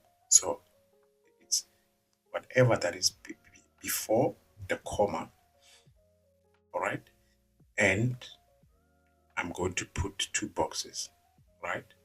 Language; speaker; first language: English; non-native, local second language; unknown